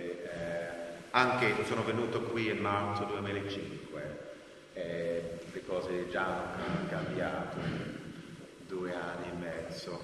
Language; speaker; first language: Italian; non-native, fluent; English